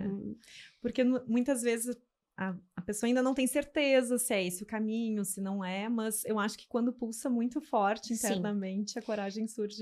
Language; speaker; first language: Portuguese; native; Portuguese